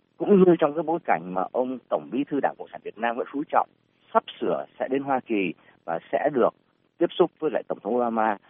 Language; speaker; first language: Vietnamese; native; Vietnamese